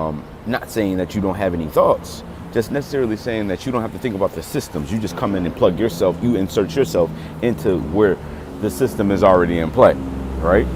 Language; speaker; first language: English; native; English